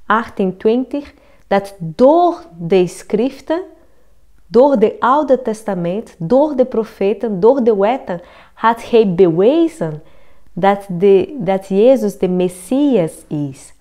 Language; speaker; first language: Dutch; non-native, learner; Portuguese